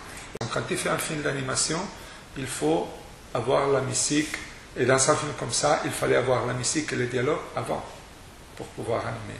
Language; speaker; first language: French; non-native, fluent; Spanish